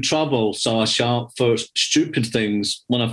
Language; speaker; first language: English; native; English